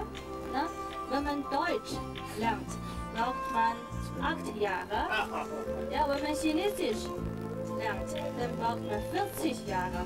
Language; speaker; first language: German; non-native, learner; Chinese